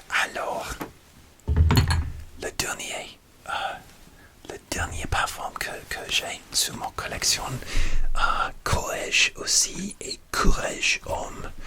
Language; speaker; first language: French; non-native, learner; English